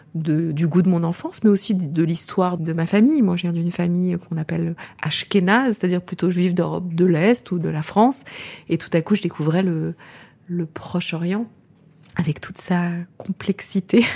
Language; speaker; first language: French; native; French